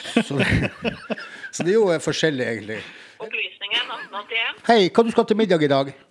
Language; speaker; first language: Norwegian; native; Norwegian